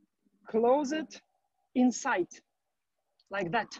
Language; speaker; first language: English; non-native, learner; Ukrainian